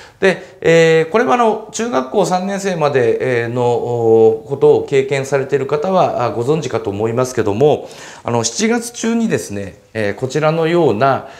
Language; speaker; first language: Japanese; native; Japanese